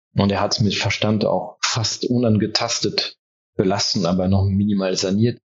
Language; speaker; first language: German; early bilingual, heritage; French